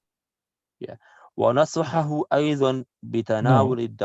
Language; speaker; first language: Arabic; non-native, learner; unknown